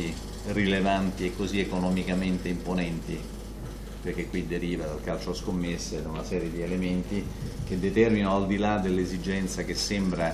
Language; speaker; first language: Italian; native; Italian